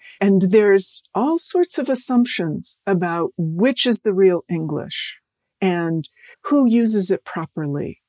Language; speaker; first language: English; native; English